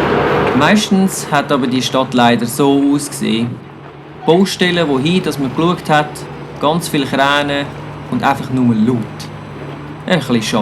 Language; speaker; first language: German; native; German